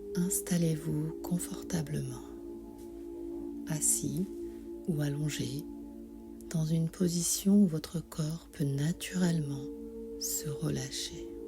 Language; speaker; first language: French; native; French